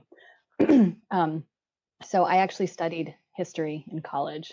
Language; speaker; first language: English; native; English